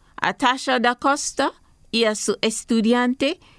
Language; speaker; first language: Spanish; non-native, fluent; English